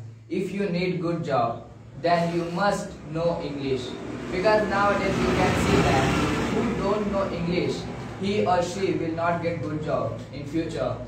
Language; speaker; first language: English; non-native, learner; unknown